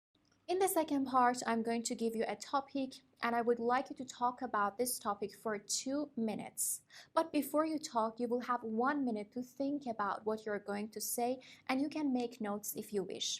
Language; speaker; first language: English; non-native, fluent; Persian